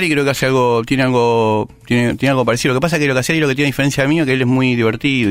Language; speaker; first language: Spanish; native; Spanish